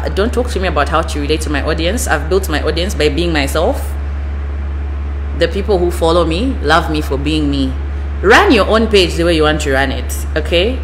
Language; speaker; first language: English; non-native, local second language; Bemba